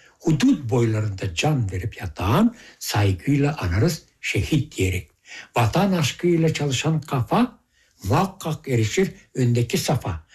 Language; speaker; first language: Turkish; early bilingual, heritage; Turkish